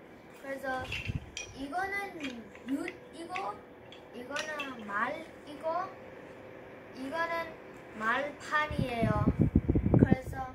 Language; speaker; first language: Korean; early bilingual, heritage; Korean